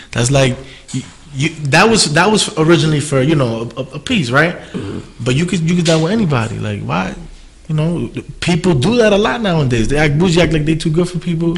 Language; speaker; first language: English; early bilingual, other home language; Spanish